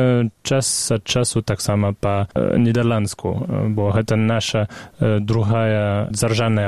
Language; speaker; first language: Belarusian; non-native, fluent; French